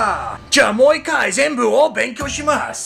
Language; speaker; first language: Japanese; non-native, learner; English